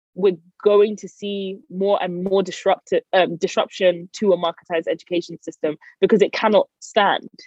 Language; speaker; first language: English; native; English